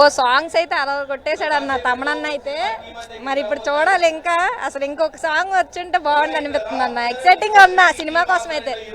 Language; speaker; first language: Telugu; native; Telugu